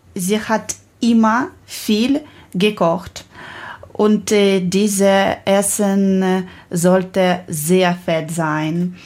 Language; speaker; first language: German; non-native, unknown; Ukrainian